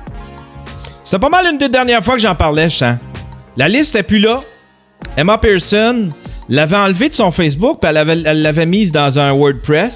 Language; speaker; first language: French; native; French